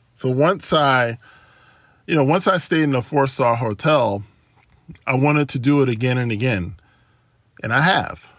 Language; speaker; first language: English; native; English